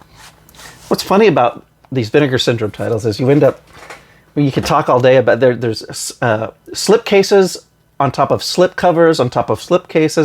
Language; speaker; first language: English; native; English